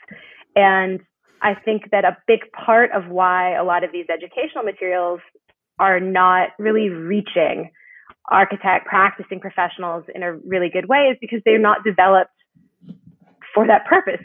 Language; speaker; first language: English; native; English